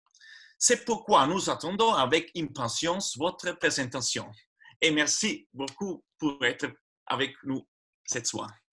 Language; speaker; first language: French; non-native, learner; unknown